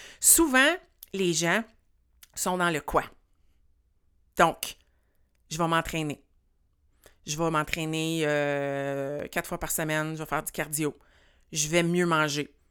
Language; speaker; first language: French; native; French